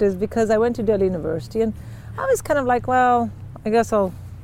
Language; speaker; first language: English; non-native, local second language; Hindi